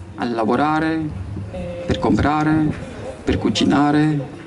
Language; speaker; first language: Italian; non-native, fluent; French